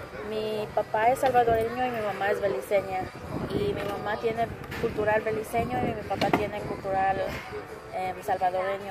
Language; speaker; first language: Spanish; early bilingual, other home language; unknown